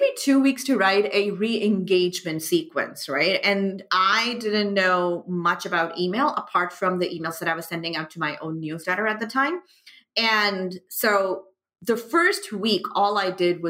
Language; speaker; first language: English; non-native, local second language; Urdu